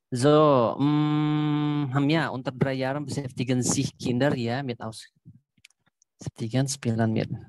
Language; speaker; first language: German; non-native, fluent; Indonesian